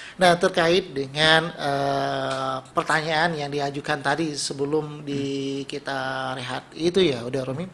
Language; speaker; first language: Indonesian; non-native, local second language; Minangkabau